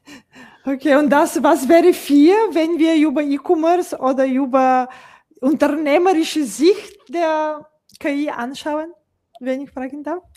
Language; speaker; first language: German; non-native, fluent; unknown